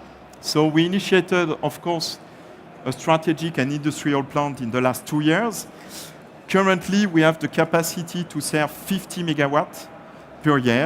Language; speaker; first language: English; non-native, fluent; French